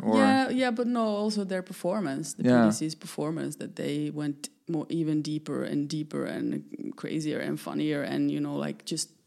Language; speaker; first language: English; non-native, fluent; Finnish